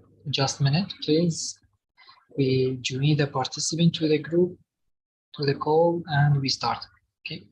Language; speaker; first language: English; non-native, learner; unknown